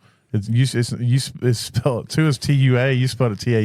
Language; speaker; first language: English; native; English